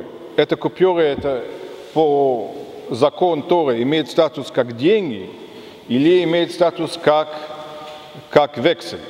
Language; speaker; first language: Russian; non-native, fluent; German